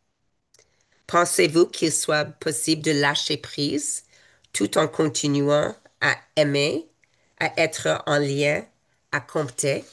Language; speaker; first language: French; non-native, fluent; English